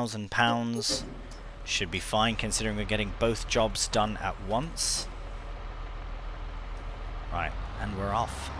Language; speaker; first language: English; native; English